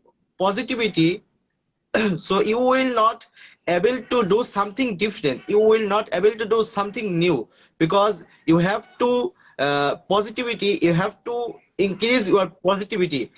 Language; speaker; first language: English; non-native, learner; Bangla